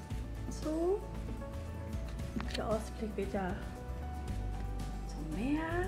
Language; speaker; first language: German; non-native, fluent; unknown